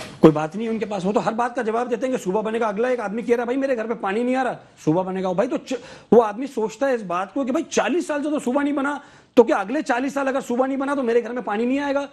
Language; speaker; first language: Urdu; native; Urdu